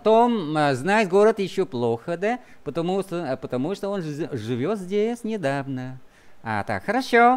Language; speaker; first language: Russian; non-native, fluent; Vietnamese